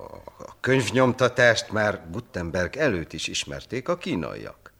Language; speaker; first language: Hungarian; native; Hungarian